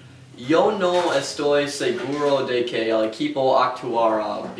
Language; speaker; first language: Spanish; non-native, learner; English